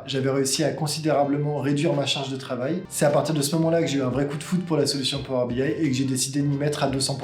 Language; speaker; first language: French; native; French